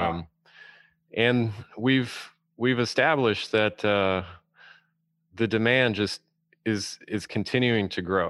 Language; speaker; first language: English; native; English